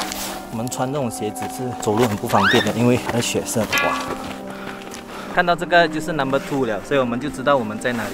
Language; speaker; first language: Chinese; native; Chinese